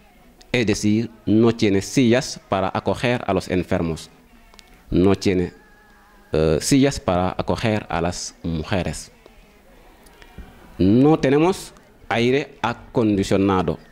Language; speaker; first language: Spanish; non-native, fluent; Wolof